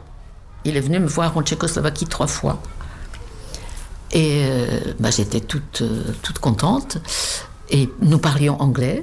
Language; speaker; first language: French; non-native, fluent; Czech